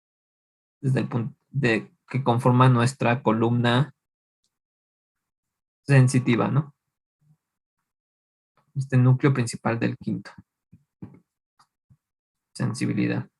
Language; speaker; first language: Spanish; native; Spanish